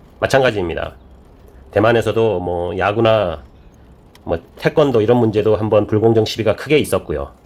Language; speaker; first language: Korean; native; Korean